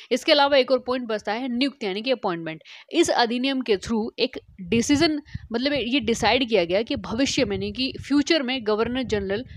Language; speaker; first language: Hindi; native; Hindi